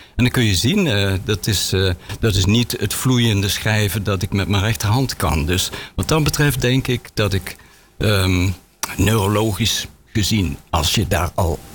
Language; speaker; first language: Dutch; native; Dutch